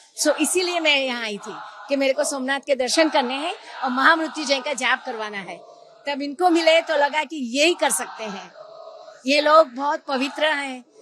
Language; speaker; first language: Hindi; non-native, local second language; Gujarati